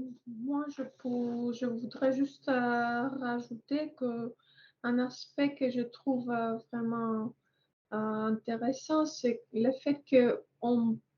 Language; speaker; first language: French; non-native, fluent; Greek